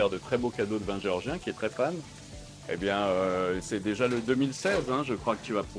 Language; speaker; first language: French; native; French